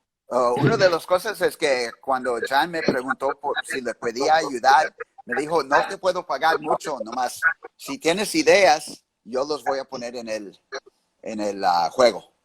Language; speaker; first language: Spanish; early bilingual, heritage; English